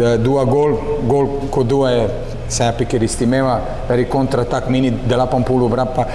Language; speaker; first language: Indonesian; non-native, learner; Serbian